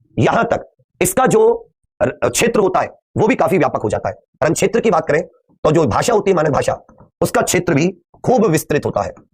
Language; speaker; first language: Hindi; native; Hindi